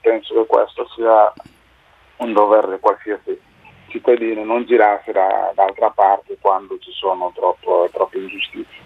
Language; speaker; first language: Italian; non-native, fluent; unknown